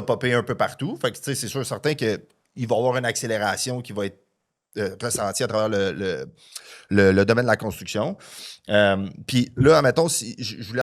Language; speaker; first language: French; native; French